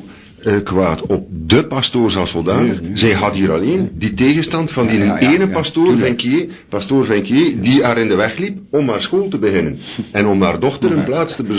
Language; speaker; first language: Dutch; native; Dutch